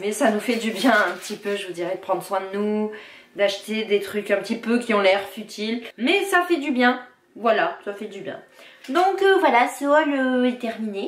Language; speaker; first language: French; native; French